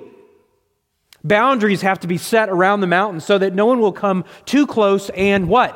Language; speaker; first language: English; native; English